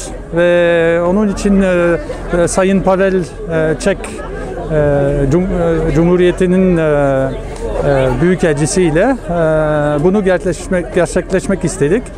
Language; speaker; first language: Turkish; non-native, fluent; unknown